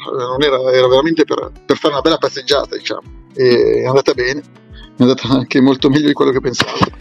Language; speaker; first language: Italian; native; Italian